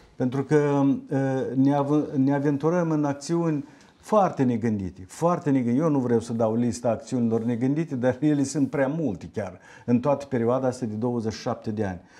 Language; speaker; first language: Romanian; native; Romanian